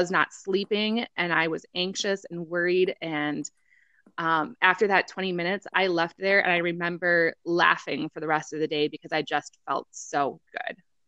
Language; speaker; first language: English; native; English